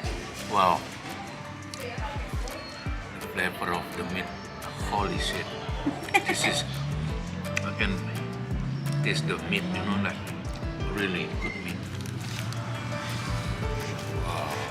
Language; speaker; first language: English; non-native, learner; Indonesian